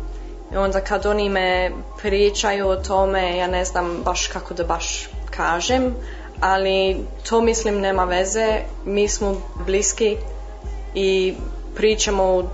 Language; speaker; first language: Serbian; early bilingual, heritage; English